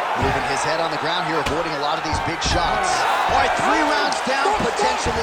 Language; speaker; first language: English; native; English